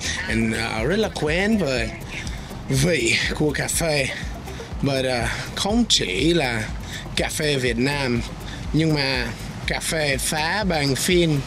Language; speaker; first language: Vietnamese; non-native, fluent; English